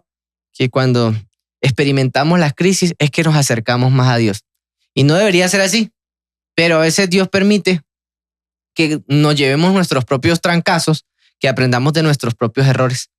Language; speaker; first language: Spanish; native; Spanish